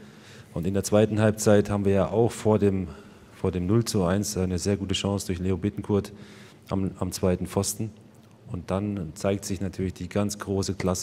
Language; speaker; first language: German; native; German